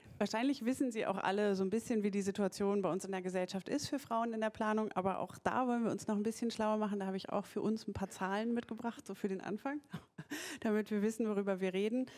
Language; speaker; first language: German; native; German